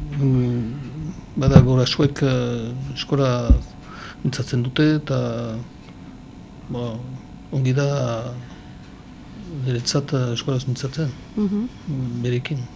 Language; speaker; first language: Basque; non-native, learner; French